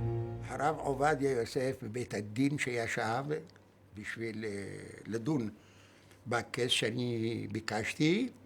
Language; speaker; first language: Hebrew; non-native, fluent; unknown